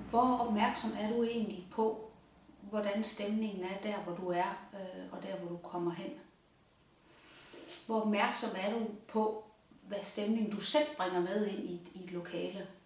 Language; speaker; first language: Danish; native; Danish